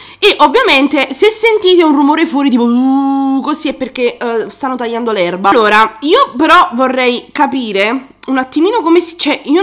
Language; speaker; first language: Italian; native; Italian